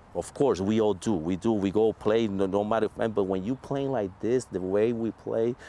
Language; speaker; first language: English; non-native, fluent; Spanish